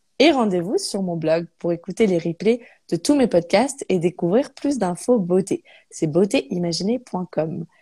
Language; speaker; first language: French; native; French